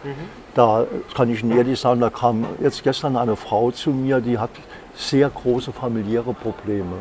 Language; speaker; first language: German; native; German